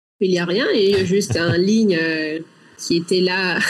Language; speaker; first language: French; non-native, learner; Russian